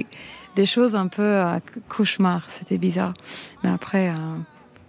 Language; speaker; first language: French; non-native, fluent; English